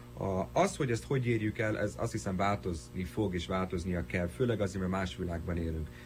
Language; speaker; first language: Hungarian; early bilingual, heritage; Hungarian